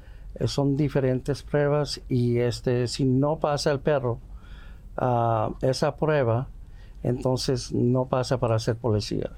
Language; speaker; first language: Spanish; early bilingual, heritage; Spanish